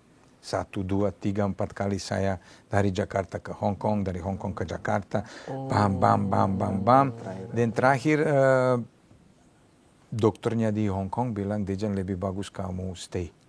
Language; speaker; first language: Indonesian; non-native, fluent; Serbian